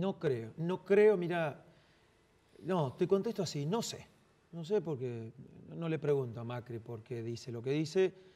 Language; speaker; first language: Spanish; native; Spanish